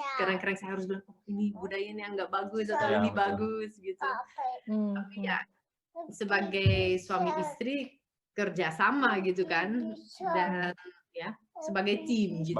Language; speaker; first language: Indonesian; non-native, fluent; Dutch